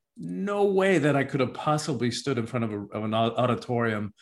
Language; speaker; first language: English; early bilingual, other home language; Spanish